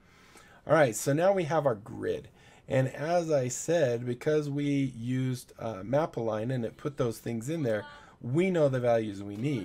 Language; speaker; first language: English; native; English